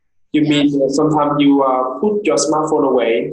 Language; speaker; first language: English; non-native, learner; Vietnamese